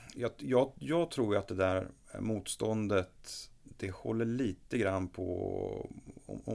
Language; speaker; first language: Swedish; native; Swedish